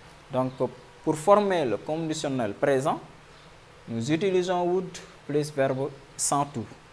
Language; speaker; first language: French; non-native, local second language; Wolof